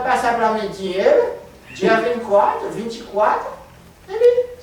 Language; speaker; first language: Portuguese; non-native, fluent; Haitian Creole